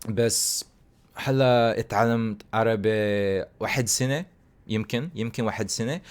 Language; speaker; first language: Arabic; non-native, learner; English